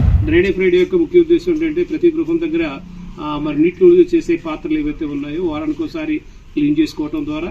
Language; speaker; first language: Telugu; native; Telugu